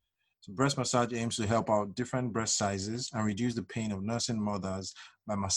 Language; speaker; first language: English; non-native, local second language; Yoruba